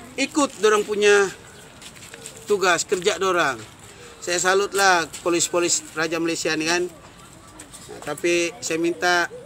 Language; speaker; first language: Malay; non-native, local second language; Central Dusun